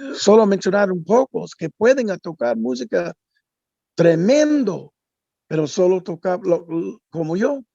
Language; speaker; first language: Spanish; non-native, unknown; English